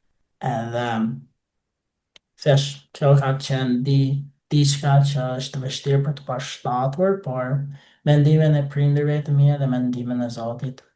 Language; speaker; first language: Albanian; non-native, fluent; English